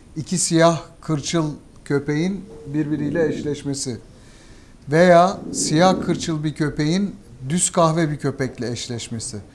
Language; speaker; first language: Turkish; native; Turkish